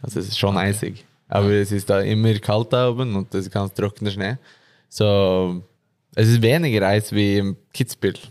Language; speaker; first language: German; non-native, learner; Norwegian